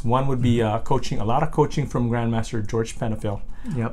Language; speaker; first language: English; non-native, local second language; Filipino